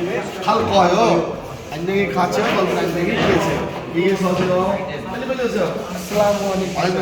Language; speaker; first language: Korean; non-native, learner; Bangla